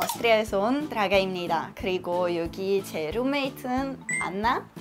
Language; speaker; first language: Korean; non-native, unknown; German